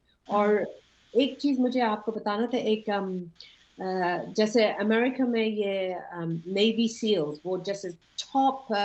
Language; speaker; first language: Hindi; early bilingual, heritage; English